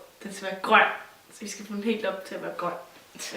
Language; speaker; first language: Danish; native; Danish